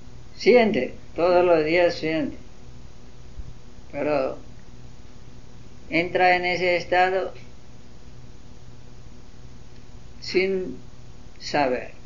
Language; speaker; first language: Spanish; non-native, learner; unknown